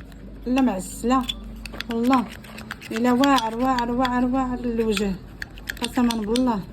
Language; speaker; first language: Arabic; native; Arabic